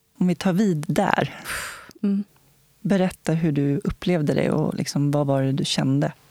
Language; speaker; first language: Swedish; native; Swedish